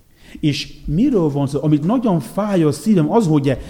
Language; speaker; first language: Hungarian; non-native, fluent; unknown